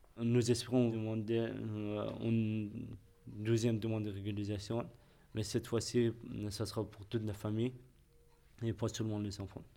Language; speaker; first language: French; non-native, fluent; Persian